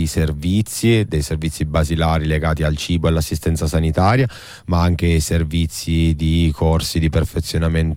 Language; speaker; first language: Italian; native; Italian